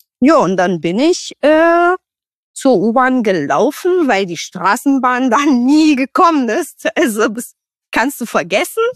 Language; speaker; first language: German; non-native, fluent; Romanian